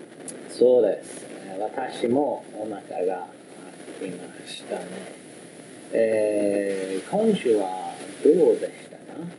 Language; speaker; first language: Japanese; non-native, learner; Swedish